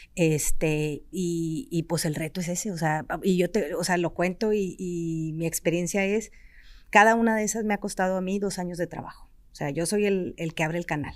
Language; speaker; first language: Spanish; native; Spanish